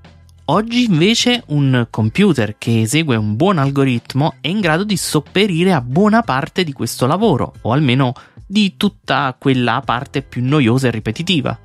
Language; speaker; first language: Italian; native; Italian